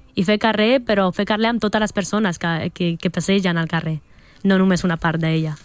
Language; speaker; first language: Catalan; early bilingual, other home language; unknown